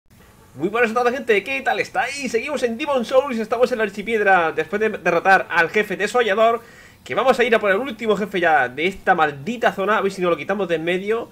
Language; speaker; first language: Spanish; native; Spanish